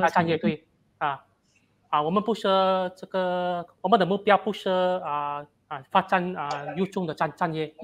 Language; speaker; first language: Chinese; non-native, learner; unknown